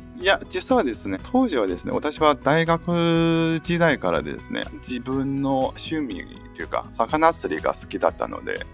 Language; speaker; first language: Japanese; non-native, fluent; Chinese